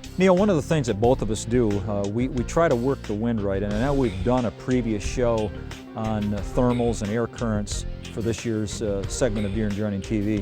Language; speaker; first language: English; native; English